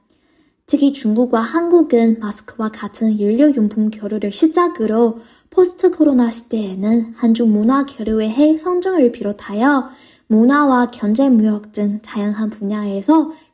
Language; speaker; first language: Korean; non-native, fluent; Chinese